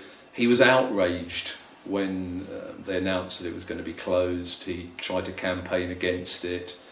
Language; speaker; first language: English; native; English